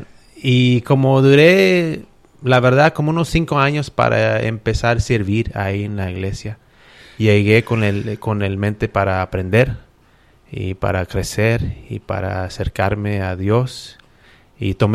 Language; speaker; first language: Spanish; non-native, fluent; English